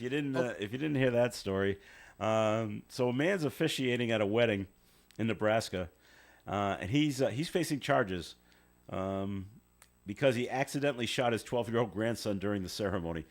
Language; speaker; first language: English; native; English